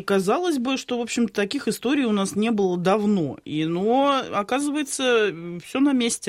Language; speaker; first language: Russian; native; Russian